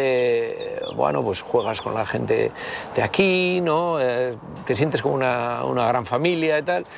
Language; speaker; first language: Spanish; native; Spanish